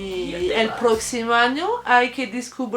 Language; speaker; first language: Spanish; non-native, fluent; French